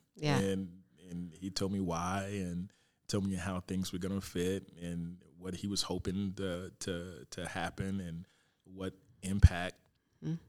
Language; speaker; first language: English; native; English